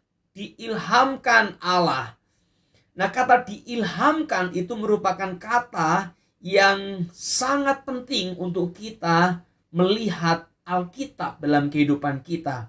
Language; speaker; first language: Indonesian; native; Indonesian